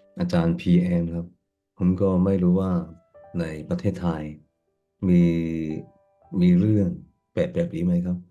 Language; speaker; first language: Thai; non-native, fluent; Cantonese